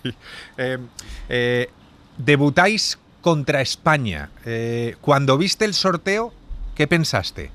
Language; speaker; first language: Spanish; native; Spanish